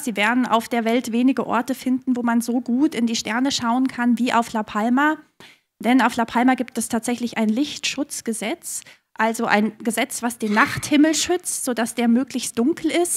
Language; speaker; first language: German; native; German